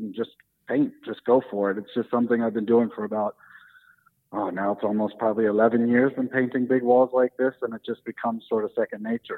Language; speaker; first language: English; native; English